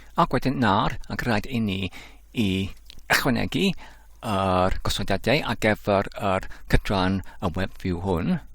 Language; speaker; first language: Welsh; non-native, learner; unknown